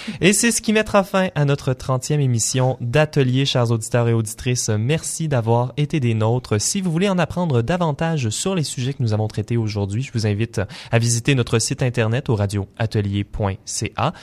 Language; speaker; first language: French; native; French